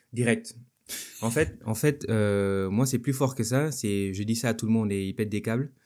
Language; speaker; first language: French; non-native, local second language; Wolof